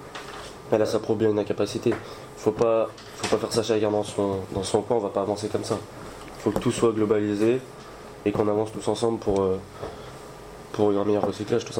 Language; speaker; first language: French; native; French